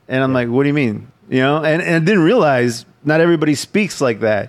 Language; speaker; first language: English; early bilingual, other home language; Spanish